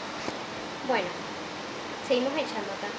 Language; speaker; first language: Spanish; native; Spanish